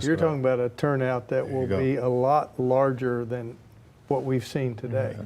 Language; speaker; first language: English; native; English